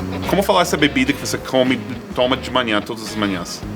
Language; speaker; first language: Portuguese; non-native, fluent; English